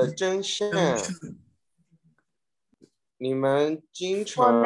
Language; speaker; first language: Chinese; non-native, learner; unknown